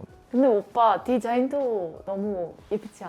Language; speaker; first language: Korean; non-native, learner; Dutch